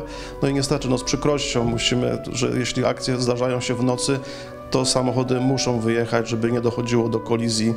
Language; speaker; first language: Polish; native; Polish